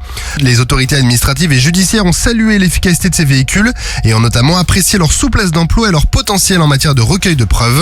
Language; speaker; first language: French; native; French